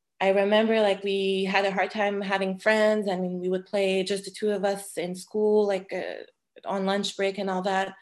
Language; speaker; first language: English; non-native, fluent; French